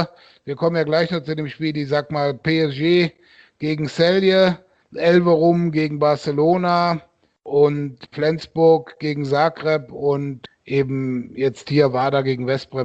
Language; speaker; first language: German; native; German